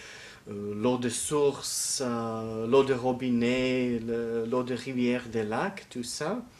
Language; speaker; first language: French; non-native, fluent; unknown